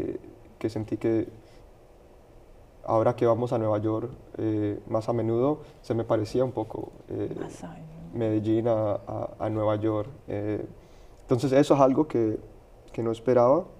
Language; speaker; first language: Spanish; early bilingual, heritage; Spanish